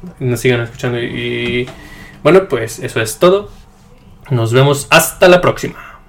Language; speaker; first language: Spanish; early bilingual, heritage; Spanish